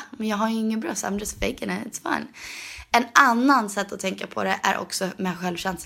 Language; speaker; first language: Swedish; early bilingual, heritage; Swedish